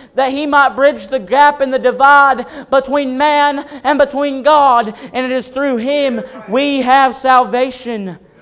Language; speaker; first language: English; native; English